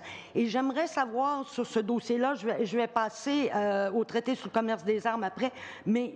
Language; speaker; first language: French; native; French